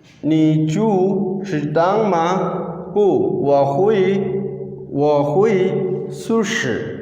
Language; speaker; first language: Chinese; non-native, learner; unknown